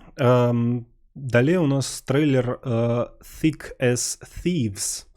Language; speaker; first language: Belarusian; non-native, local second language; Russian